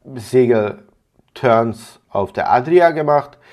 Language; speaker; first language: German; non-native, fluent; Hungarian